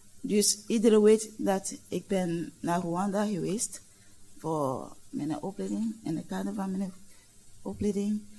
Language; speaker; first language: Dutch; non-native, learner; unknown